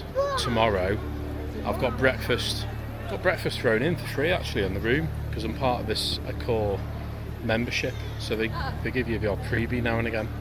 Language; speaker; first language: English; native; English